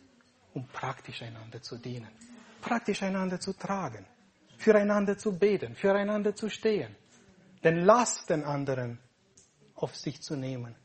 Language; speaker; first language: German; non-native, fluent; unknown